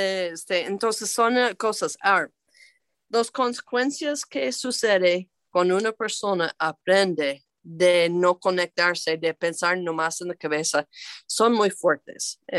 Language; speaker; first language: Spanish; non-native, fluent; English